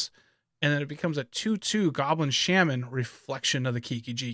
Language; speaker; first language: English; native; English